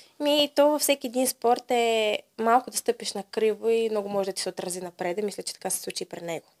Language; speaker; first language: Bulgarian; native; Bulgarian